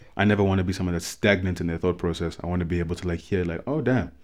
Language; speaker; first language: English; native; English